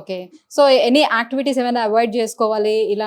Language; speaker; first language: Telugu; native; Telugu